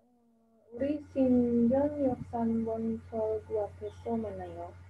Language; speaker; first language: Korean; non-native, learner; Indonesian